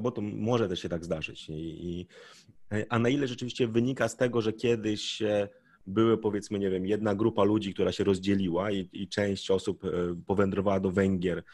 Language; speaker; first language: Polish; native; Polish